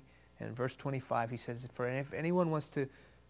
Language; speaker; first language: English; early bilingual, other home language; Persian